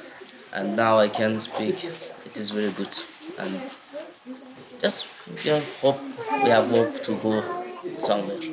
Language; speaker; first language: English; non-native, learner; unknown